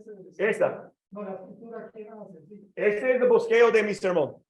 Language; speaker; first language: Spanish; non-native, learner; English